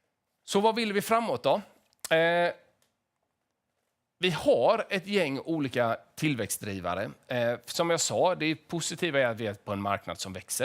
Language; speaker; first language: Swedish; native; Swedish